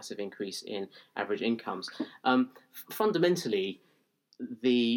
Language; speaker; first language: English; native; English